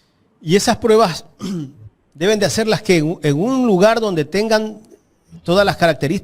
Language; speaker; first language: Spanish; native; Spanish